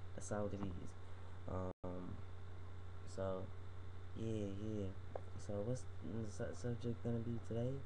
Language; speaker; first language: English; native; English